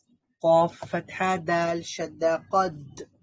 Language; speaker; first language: Arabic; non-native, learner; Bangla